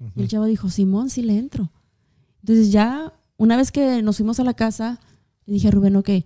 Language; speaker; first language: Spanish; native; Spanish